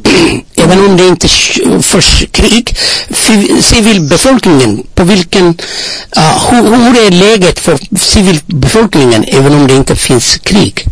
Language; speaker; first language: Swedish; non-native, fluent; Amharic